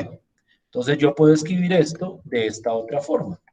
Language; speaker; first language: Spanish; native; Spanish